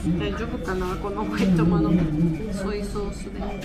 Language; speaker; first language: Japanese; non-native, learner; Georgian